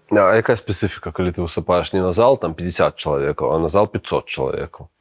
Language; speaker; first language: Belarusian; non-native, local second language; Russian